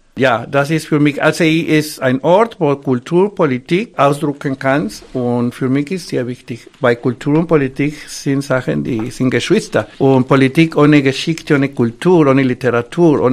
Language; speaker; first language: German; non-native, fluent; Spanish